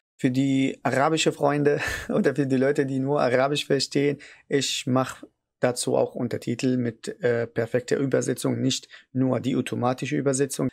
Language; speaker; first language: German; non-native, learner; Arabic